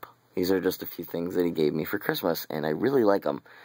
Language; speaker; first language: English; native; English